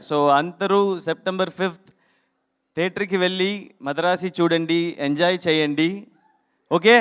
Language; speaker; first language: Telugu; non-native, learner; Tamil